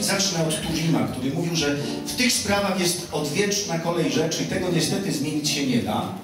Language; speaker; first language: Polish; native; Polish